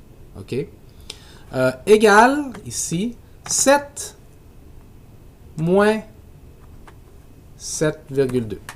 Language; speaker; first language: French; native; French